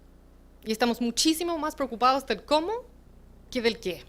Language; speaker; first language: Spanish; native; Spanish